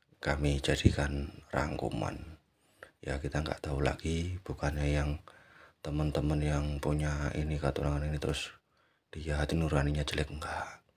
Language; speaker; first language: Indonesian; native; Indonesian